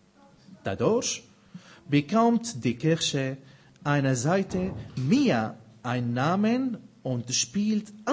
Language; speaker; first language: German; non-native, fluent; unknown